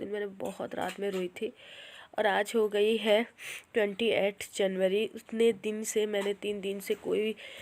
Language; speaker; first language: Hindi; native; Hindi